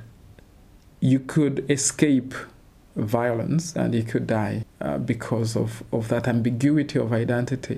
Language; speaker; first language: English; non-native, local second language; Kinyarwanda